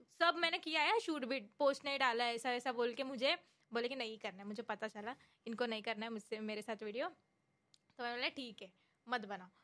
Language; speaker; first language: Hindi; non-native, local second language; Marathi